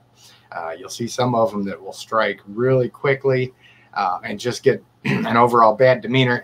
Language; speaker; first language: English; native; English